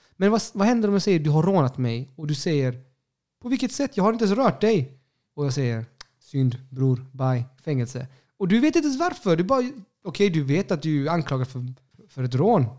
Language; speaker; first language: Swedish; early bilingual, other home language; Spanish